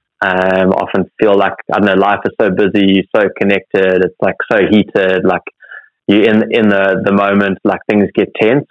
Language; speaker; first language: English; native; English